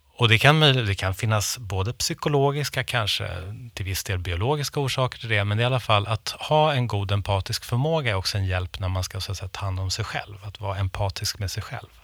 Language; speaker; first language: Swedish; native; Swedish